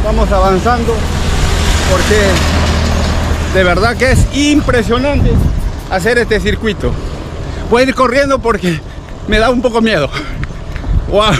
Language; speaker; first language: Spanish; native; Spanish